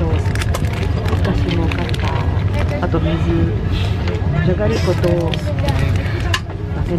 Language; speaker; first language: Japanese; non-native, learner; Filipino